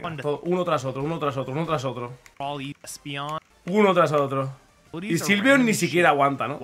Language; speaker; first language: Spanish; native; Spanish